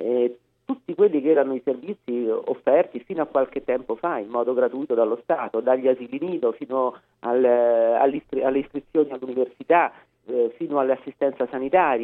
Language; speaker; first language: Italian; native; Italian